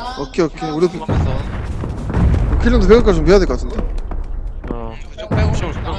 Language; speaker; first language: Korean; native; Korean